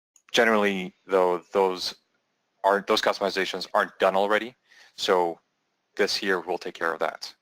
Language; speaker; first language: English; native; English